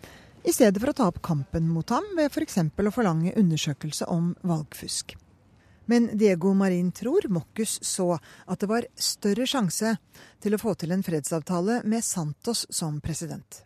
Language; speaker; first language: Norwegian; native; Norwegian